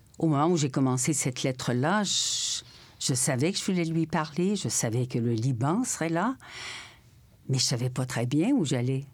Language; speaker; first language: French; native; French